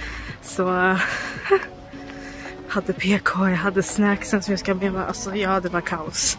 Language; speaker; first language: Swedish; early bilingual, other home language; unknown